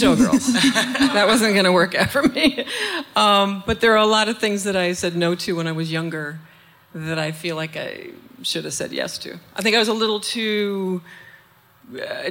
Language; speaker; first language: English; native; English